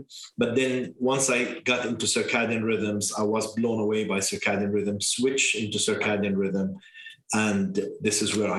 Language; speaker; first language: English; non-native, fluent; Arabic